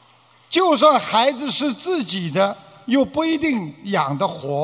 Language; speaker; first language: Chinese; native; Chinese